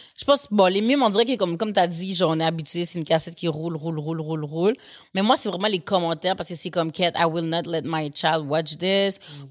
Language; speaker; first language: French; native; French